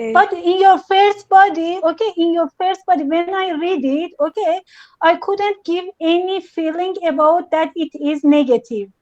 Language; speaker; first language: English; non-native, learner; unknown